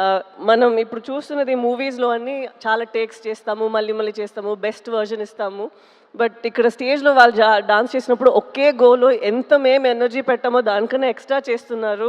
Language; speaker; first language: Telugu; non-native, fluent; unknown